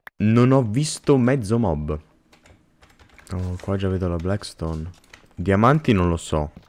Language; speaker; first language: Italian; native; Italian